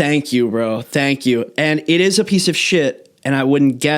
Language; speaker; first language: English; native; English